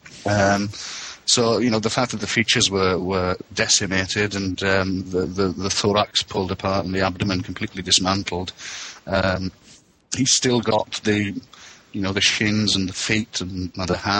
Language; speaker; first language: English; native; English